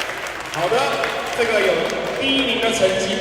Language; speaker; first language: Chinese; native; Chinese